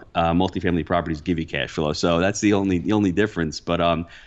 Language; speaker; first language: English; early bilingual, other home language; Italian